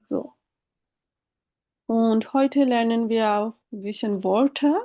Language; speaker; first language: German; non-native, fluent; Bangla